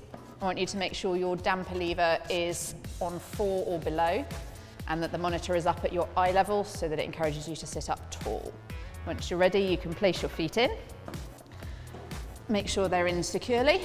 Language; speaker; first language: English; native; English